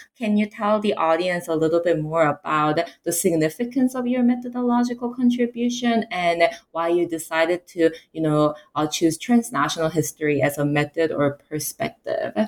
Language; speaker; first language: English; native; English